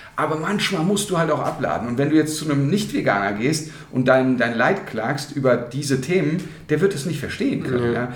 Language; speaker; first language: German; native; German